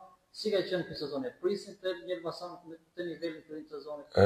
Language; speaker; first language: Albanian; native; Albanian